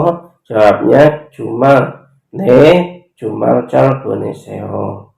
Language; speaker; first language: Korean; non-native, fluent; Indonesian